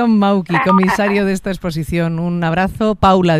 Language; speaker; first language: Spanish; native; Spanish